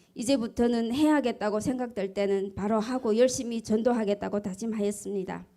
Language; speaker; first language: Korean; early bilingual, heritage; Korean